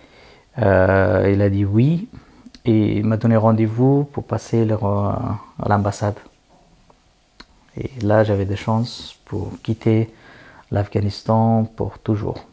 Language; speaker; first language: French; non-native, learner; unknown